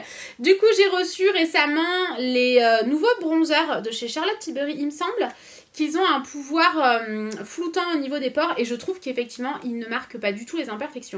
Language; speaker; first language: French; native; French